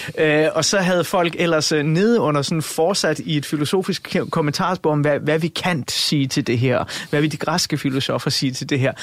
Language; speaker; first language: Danish; native; Danish